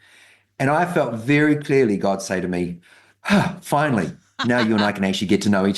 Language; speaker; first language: English; native; English